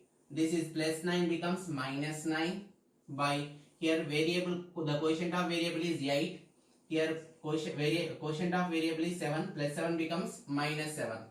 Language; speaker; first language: English; non-native, local second language; Telugu